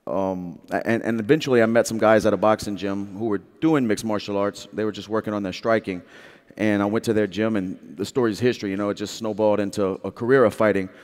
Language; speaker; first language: English; native; English